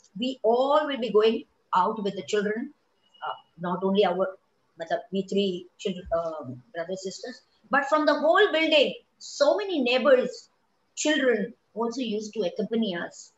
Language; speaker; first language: English; non-native, local second language; Kachhi